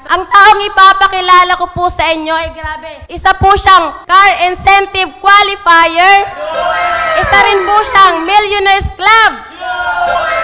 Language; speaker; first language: Filipino; native; Filipino